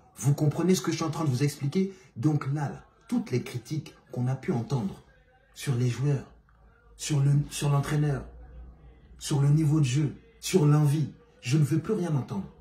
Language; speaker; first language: French; non-native, local second language; Bambara